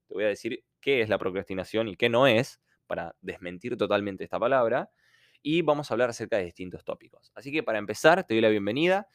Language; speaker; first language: Spanish; non-native, fluent; Ukrainian